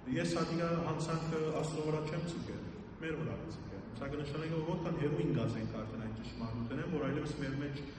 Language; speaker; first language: Armenian; early bilingual, heritage; Armenian